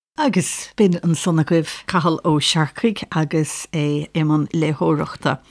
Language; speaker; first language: Irish; native; Irish